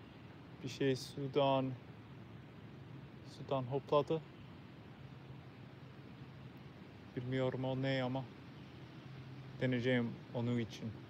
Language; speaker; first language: Turkish; non-native, learner; English